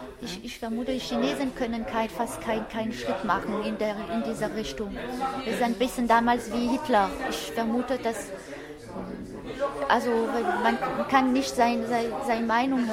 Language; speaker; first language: German; non-native, fluent; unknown